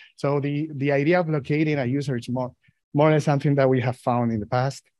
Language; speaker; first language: English; non-native, fluent; Spanish